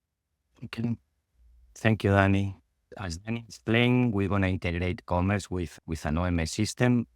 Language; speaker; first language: English; non-native, fluent; Spanish